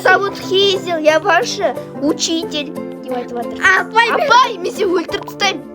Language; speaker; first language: Russian; non-native, local second language; Kazakh